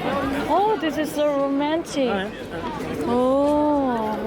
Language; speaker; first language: English; non-native, learner; Korean